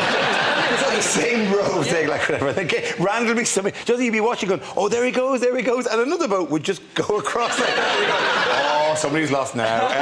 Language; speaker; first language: English; native; English